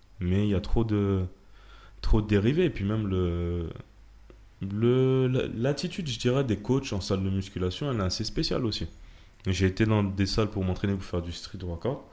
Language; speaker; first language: French; native; French